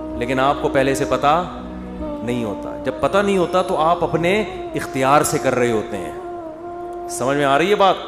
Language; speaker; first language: Urdu; native; Urdu